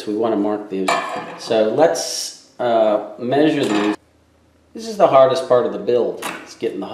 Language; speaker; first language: English; native; English